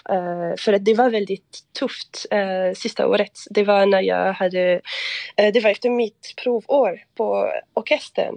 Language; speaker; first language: Swedish; non-native, fluent; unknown